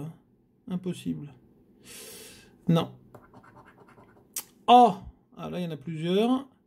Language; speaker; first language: French; native; French